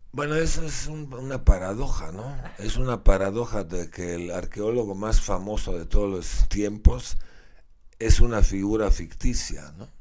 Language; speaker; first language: Spanish; non-native, fluent; Slovenian